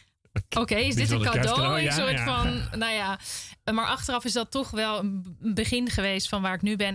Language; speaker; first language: Dutch; native; Dutch